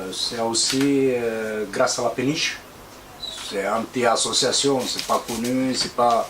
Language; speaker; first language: French; non-native, learner; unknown